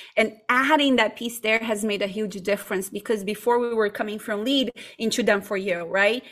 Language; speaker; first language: English; non-native, fluent; Portuguese